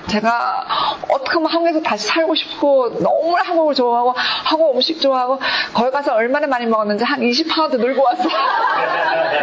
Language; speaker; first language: Korean; early bilingual, heritage; Korean